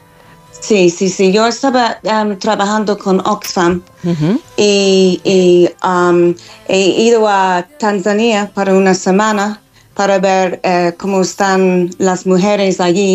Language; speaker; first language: Spanish; non-native, fluent; English